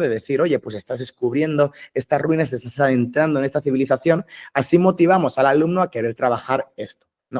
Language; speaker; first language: Spanish; native; Spanish